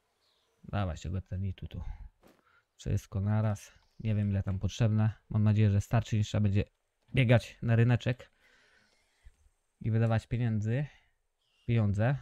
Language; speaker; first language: Polish; native; Polish